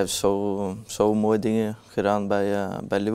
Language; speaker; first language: Dutch; non-native, learner; Norwegian